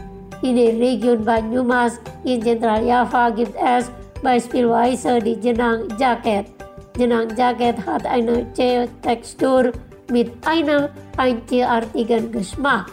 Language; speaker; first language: German; non-native, learner; Indonesian